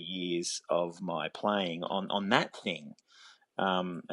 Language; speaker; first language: English; native; English